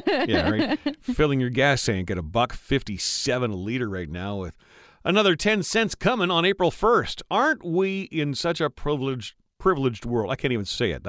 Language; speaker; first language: English; native; English